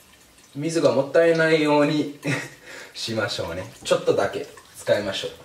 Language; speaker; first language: Japanese; non-native, fluent; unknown